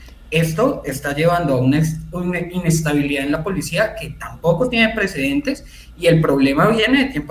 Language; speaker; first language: Spanish; native; Spanish